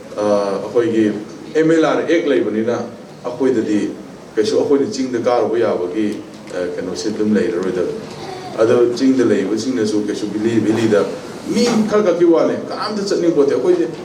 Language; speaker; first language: Manipuri; non-native, local second language; Tangkhul Naga (India)